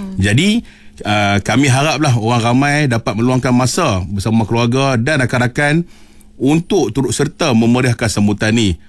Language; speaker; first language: Malay; native; Malay